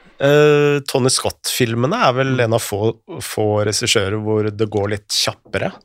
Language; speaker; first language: Norwegian; native; Norwegian